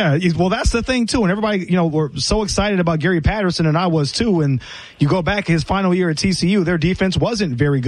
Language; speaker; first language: English; native; English